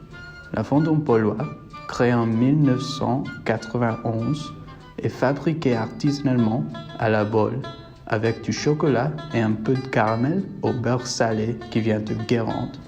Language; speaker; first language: French; non-native, learner; English